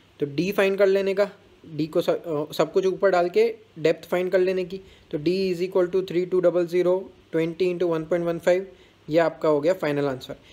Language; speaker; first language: Hindi; non-native, local second language; Gujarati